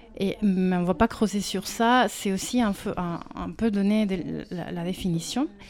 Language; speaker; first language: French; non-native, fluent; Spanish